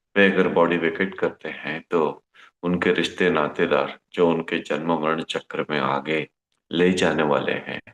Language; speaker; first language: Hindi; non-native, local second language; Kannada